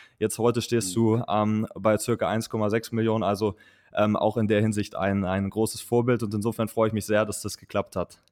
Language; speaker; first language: German; native; German